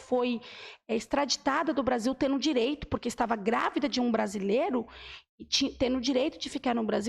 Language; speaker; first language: Portuguese; native; Portuguese